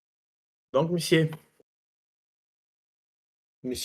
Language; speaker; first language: French; non-native, learner; Russian